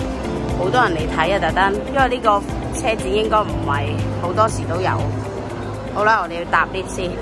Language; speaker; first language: Cantonese; native; Cantonese